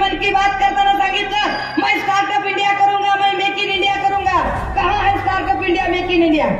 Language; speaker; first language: Hindi; non-native, local second language; Marathi